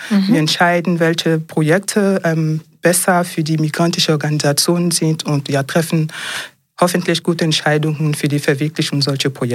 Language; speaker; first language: German; non-native, fluent; French